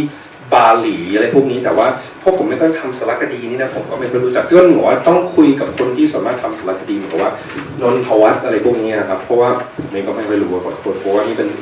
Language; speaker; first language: Thai; early bilingual, heritage; Thai